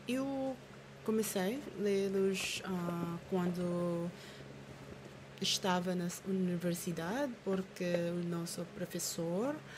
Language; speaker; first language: Portuguese; non-native, learner; Filipino